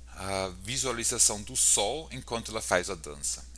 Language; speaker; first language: Portuguese; non-native, fluent; German